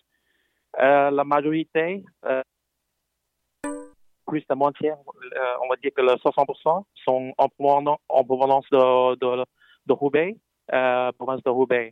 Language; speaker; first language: French; non-native, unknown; Chinese